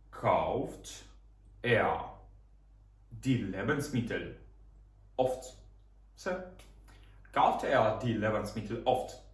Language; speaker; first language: German; non-native, fluent; Ukrainian